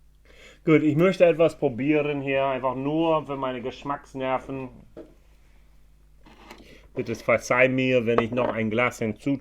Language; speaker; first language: German; non-native, fluent; English